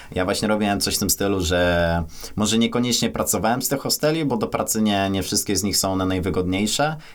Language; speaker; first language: Polish; native; Polish